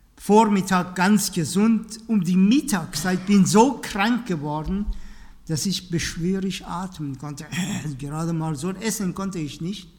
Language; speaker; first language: German; non-native, fluent; Persian